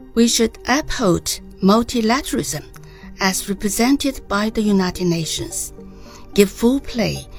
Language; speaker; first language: English; non-native, fluent; Chinese